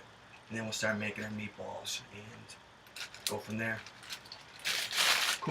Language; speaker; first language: English; native; English